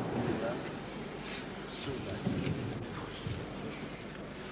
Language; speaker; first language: Russian; non-native, learner; English